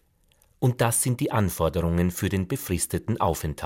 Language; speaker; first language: German; native; German